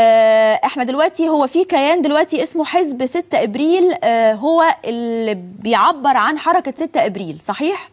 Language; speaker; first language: Arabic; native; Arabic